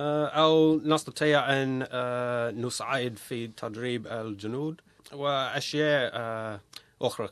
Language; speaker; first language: Arabic; non-native, learner; English